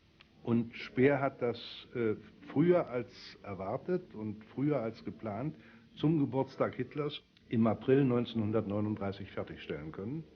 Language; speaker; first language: German; native; German